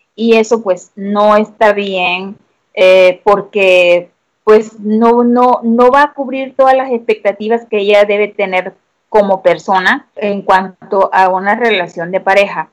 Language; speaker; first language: Spanish; native; Spanish